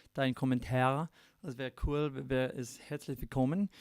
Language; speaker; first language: German; non-native, learner; English